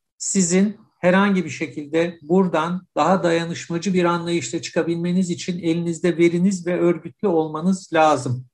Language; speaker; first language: Turkish; native; Turkish